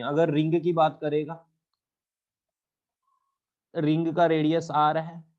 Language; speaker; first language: Hindi; native; Hindi